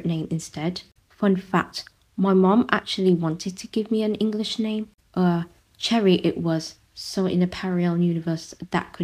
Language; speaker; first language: English; non-native, local second language; Vietnamese